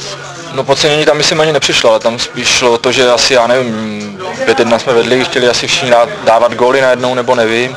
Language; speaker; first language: Czech; native; Czech